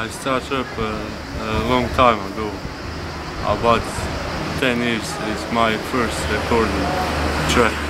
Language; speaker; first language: English; non-native, learner; Croatian